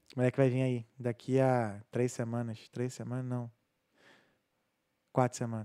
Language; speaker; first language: Portuguese; native; Portuguese